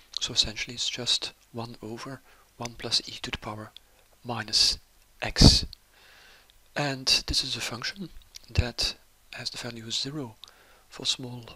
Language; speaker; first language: English; non-native, fluent; Dutch